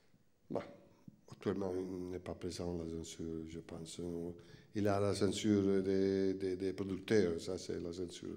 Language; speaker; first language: French; non-native, fluent; Italian